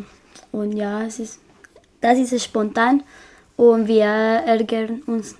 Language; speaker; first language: German; non-native, learner; Spanish